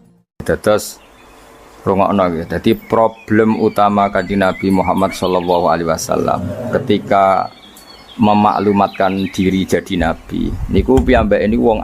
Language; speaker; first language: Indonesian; non-native, local second language; Javanese